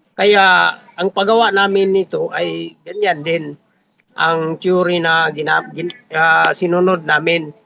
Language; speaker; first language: Filipino; non-native, local second language; Cebuano